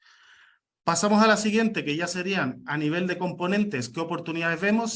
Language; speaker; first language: Spanish; native; Spanish